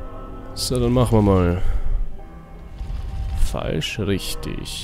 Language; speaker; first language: German; native; German